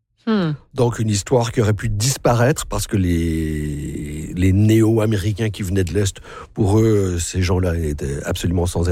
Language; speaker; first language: French; native; French